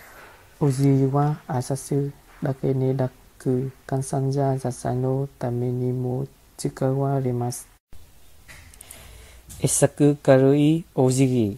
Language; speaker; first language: Japanese; non-native, learner; Vietnamese